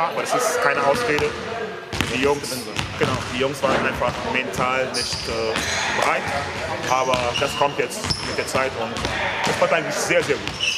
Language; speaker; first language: German; non-native, fluent; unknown